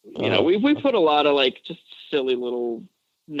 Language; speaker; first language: English; native; English